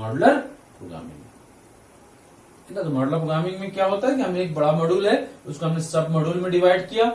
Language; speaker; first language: Hindi; native; Hindi